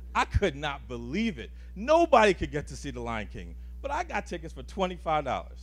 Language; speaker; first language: English; native; English